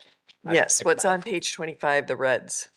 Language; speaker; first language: English; native; English